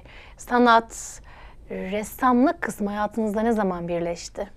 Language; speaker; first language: Turkish; native; Turkish